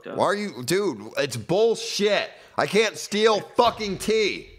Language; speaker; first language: English; native; English